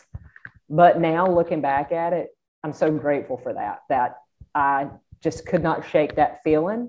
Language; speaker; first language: English; native; English